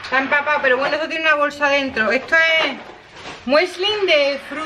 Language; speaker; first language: Spanish; native; Spanish